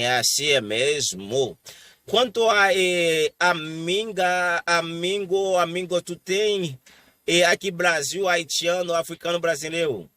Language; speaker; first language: Portuguese; non-native, learner; Haitian Creole